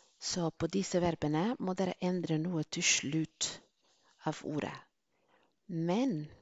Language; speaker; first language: Norwegian; non-native, fluent; Spanish